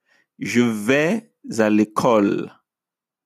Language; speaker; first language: French; non-native, fluent; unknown